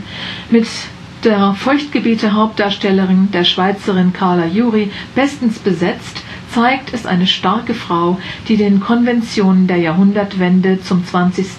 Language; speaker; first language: German; native; German